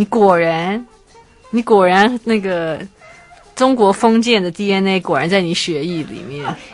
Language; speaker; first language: Chinese; native; Chinese